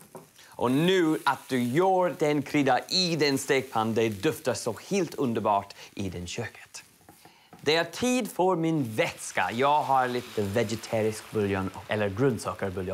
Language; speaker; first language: Swedish; non-native, learner; English